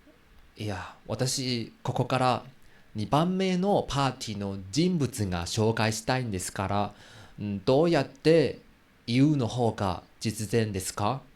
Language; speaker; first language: Japanese; non-native, learner; Chinese